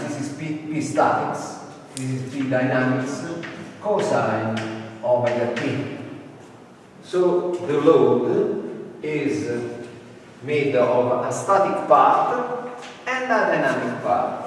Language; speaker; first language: English; non-native, fluent; Italian